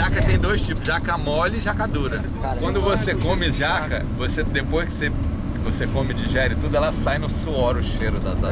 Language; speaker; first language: Portuguese; native; Portuguese